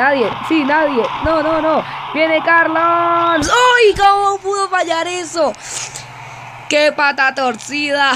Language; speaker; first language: Spanish; native; Spanish